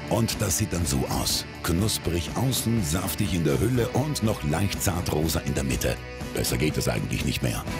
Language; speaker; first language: German; native; German